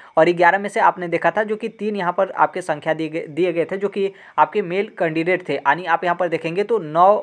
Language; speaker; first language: Hindi; native; Hindi